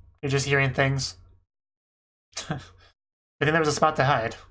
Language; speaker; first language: English; native; English